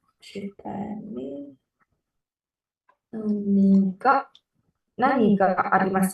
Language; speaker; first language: Japanese; non-native, learner; Indonesian